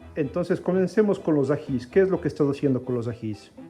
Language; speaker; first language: Spanish; native; Spanish